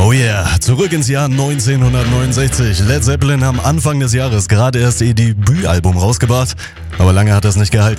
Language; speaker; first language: German; native; German